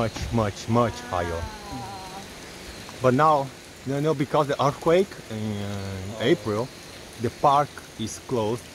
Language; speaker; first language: English; non-native, fluent; Portuguese